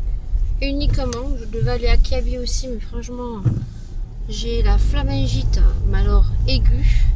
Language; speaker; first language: French; native; French